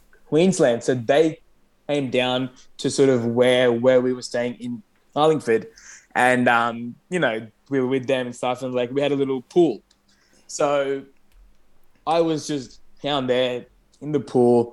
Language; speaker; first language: English; non-native, local second language; Arabic